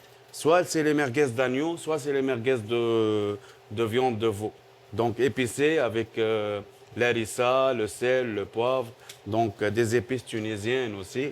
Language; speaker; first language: French; non-native, local second language; Arabic